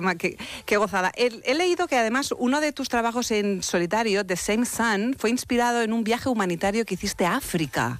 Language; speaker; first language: Spanish; native; Spanish